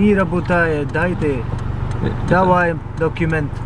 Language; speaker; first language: Russian; non-native, learner; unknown